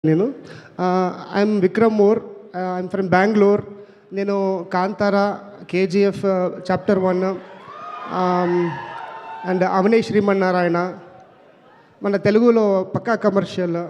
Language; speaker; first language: Telugu; non-native, learner; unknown